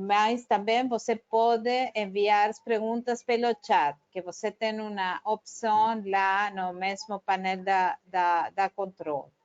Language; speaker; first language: Portuguese; non-native, fluent; Spanish